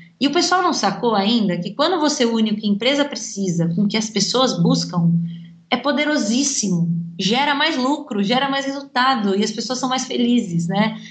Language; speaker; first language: Portuguese; native; Portuguese